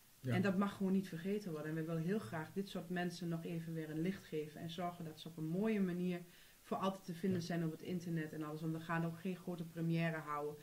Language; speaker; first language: Dutch; native; Dutch